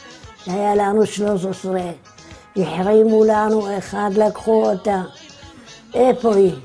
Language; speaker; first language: Hebrew; non-native, fluent; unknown